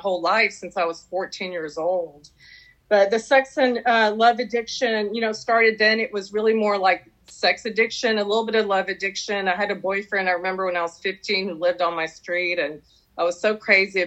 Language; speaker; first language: English; early bilingual, other home language; French